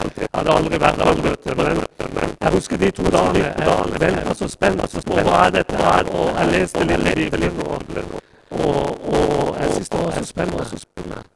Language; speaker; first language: Norwegian; non-native, fluent; Persian